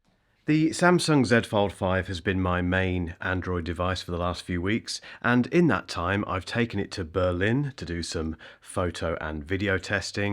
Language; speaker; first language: English; native; English